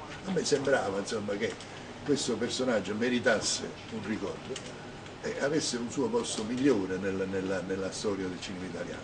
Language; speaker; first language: Italian; native; Italian